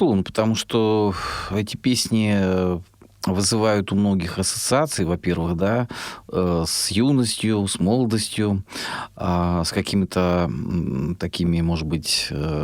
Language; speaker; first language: Russian; native; Russian